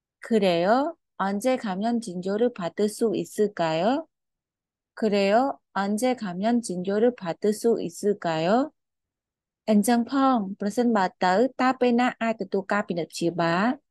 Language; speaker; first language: Korean; non-native, fluent; Khmer